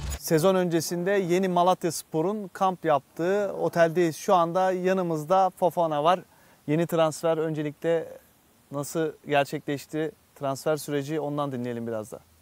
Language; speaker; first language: Turkish; native; Turkish